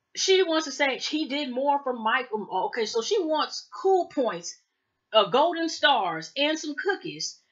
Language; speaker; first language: English; native; English